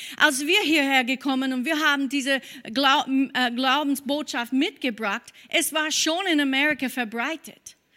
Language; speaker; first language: German; non-native, fluent; English